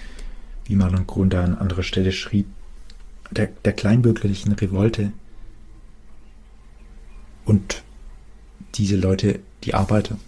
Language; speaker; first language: German; native; German